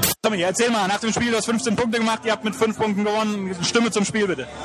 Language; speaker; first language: German; native; German